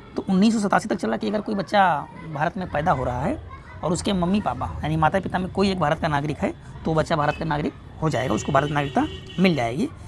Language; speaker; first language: Hindi; native; Hindi